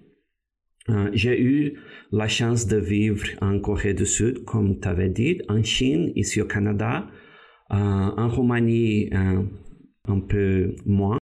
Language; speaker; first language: French; non-native, fluent; Portuguese